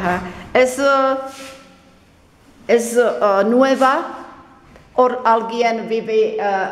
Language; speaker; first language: Spanish; non-native, learner; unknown